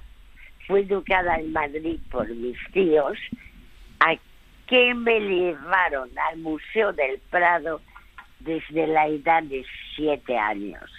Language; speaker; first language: Spanish; early bilingual, other home language; French